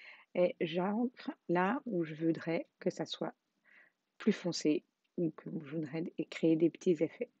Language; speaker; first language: French; native; French